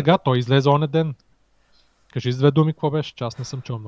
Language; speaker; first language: Bulgarian; native; Bulgarian